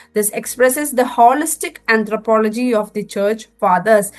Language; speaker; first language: English; non-native, local second language; Malayalam